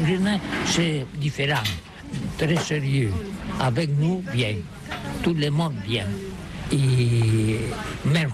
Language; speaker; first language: French; non-native, learner; Catalan